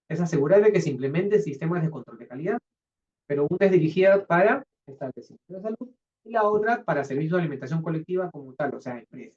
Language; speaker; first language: Spanish; native; Spanish